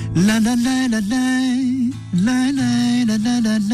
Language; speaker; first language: French; non-native, local second language; Arabic